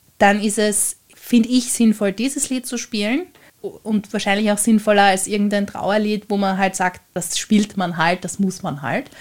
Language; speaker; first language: German; native; German